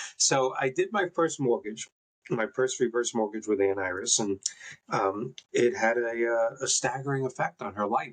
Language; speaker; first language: English; native; English